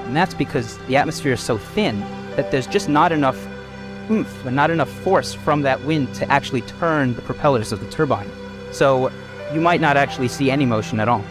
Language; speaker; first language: English; native; English